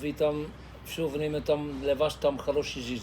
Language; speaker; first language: Russian; non-native, learner; Dutch